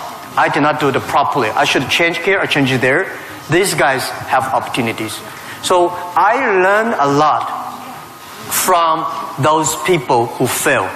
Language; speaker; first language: English; non-native, fluent; Chinese